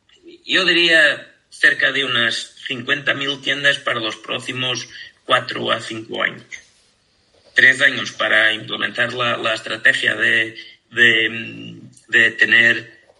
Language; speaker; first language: Spanish; non-native, fluent; Portuguese